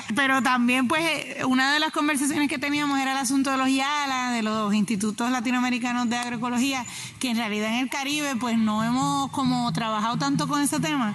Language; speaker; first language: Spanish; native; Spanish